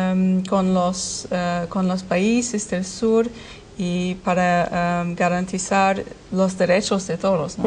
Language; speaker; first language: Spanish; non-native, fluent; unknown